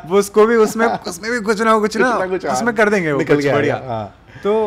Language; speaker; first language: Hindi; native; Hindi